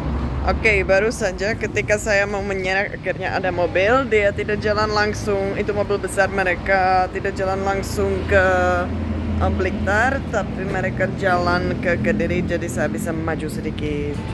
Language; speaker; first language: Indonesian; non-native, fluent; Czech